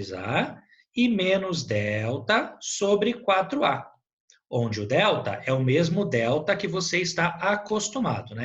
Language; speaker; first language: Portuguese; native; Portuguese